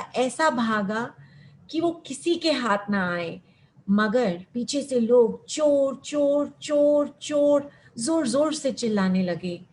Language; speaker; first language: Hindi; early bilingual, heritage; Hindi